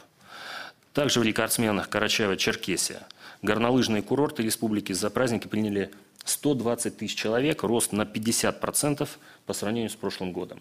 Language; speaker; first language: Russian; native; Russian